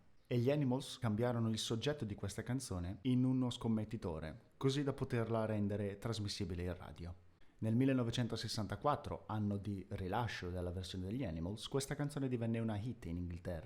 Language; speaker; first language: Italian; native; Italian